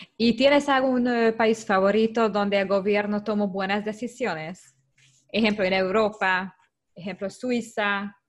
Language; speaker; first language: Spanish; non-native, learner; Hungarian